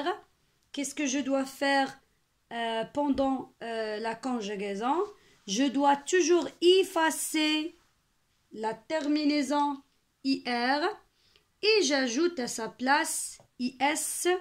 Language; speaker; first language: French; non-native, local second language; Arabic